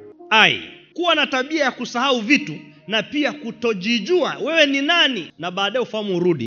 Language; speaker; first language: Swahili; native; Swahili